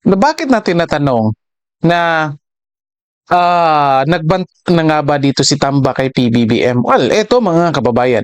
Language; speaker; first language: Filipino; native; Filipino